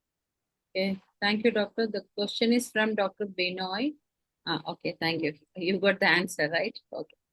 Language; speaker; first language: English; non-native, local second language; Malayalam